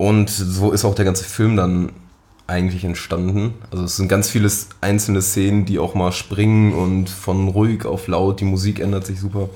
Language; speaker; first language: German; native; German